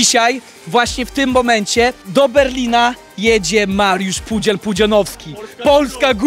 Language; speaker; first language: Polish; native; Polish